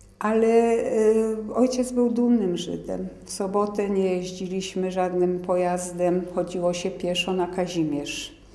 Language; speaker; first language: Polish; native; Polish